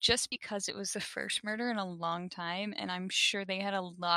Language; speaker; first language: English; native; English